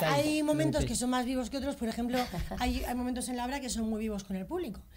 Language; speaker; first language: Spanish; native; Spanish